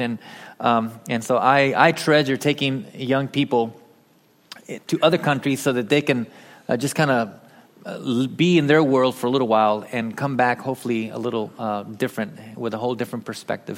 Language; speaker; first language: English; early bilingual, other home language; Spanish